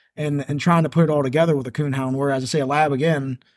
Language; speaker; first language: English; native; English